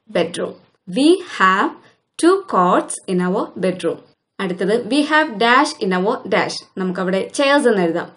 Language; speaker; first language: English; non-native, local second language; Malayalam